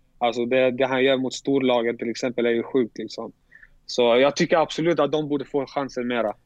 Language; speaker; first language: Swedish; early bilingual, other home language; Albanian